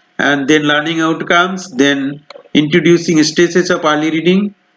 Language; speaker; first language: English; non-native, local second language; Bangla